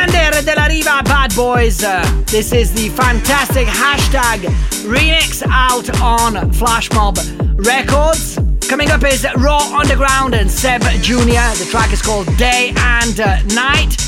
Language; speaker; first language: English; non-native, fluent; Italian